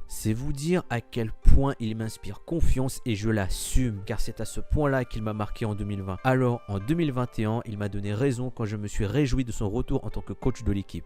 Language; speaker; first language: French; native; French